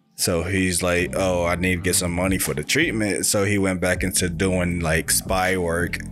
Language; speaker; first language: English; native; English